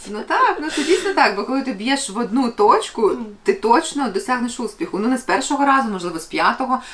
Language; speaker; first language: Ukrainian; native; Ukrainian